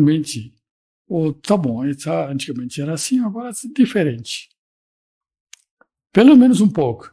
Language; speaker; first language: Portuguese; non-native, fluent; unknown